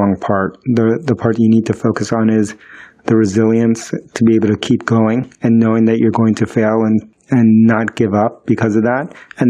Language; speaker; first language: English; early bilingual, other home language; Spanish